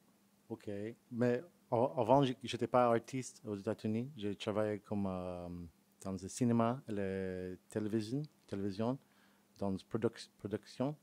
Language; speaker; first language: French; non-native, fluent; English